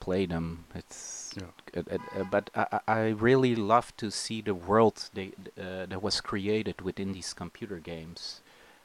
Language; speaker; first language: English; non-native, fluent; Dutch